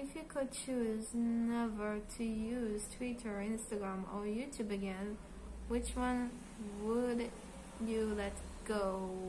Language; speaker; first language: English; non-native, learner; Hebrew